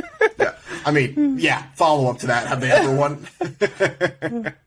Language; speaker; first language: English; native; English